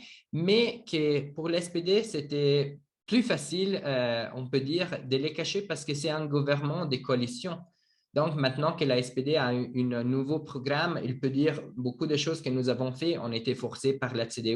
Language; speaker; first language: French; non-native, learner; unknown